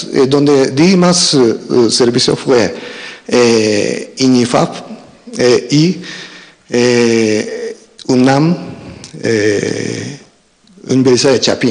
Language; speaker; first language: Spanish; non-native, fluent; Japanese